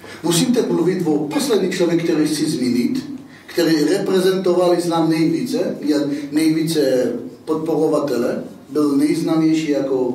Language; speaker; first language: Czech; non-native, fluent; Hebrew